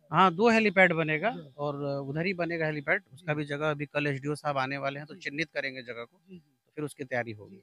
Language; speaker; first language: Hindi; native; Hindi